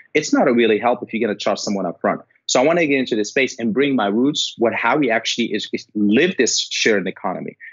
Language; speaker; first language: English; non-native, fluent; Arabic